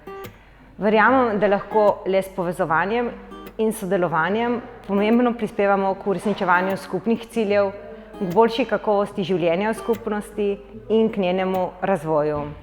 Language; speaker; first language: Slovenian; native; Slovenian